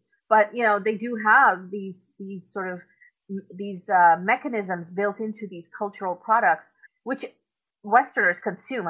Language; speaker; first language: English; non-native, local second language; Urdu